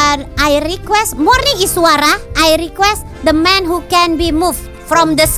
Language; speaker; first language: English; non-native, learner; Indonesian